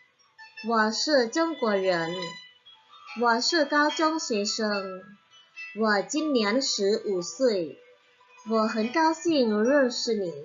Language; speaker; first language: Chinese; non-native, fluent; Lao